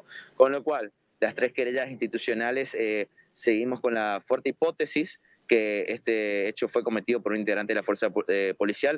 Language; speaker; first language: Spanish; native; Spanish